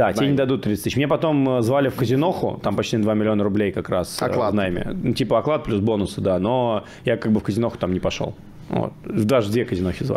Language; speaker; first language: Russian; native; Russian